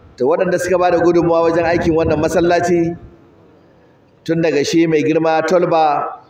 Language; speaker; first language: Hausa; native; Hausa